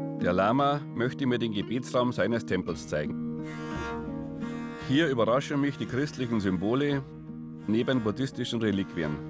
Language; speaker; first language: German; native; German